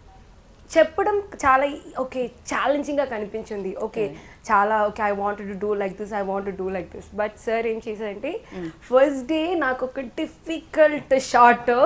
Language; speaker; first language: Telugu; non-native, learner; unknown